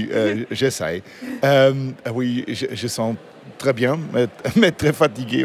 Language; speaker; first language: French; non-native, learner; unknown